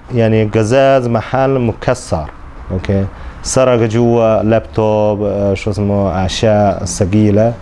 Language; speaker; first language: Arabic; non-native, learner; Chinese